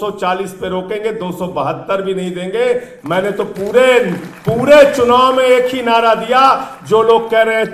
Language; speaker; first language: Hindi; native; Hindi